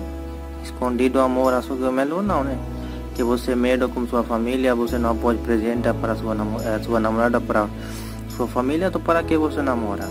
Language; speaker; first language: Portuguese; non-native, learner; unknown